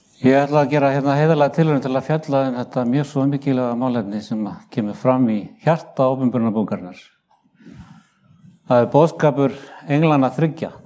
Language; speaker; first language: Icelandic; native; Icelandic